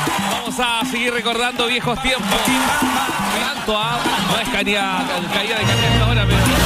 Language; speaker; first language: Spanish; native; Spanish